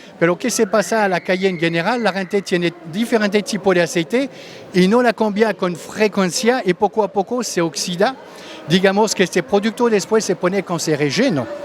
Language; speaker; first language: Spanish; non-native, fluent; French